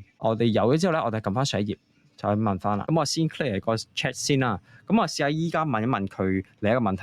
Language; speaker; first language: Cantonese; native; Cantonese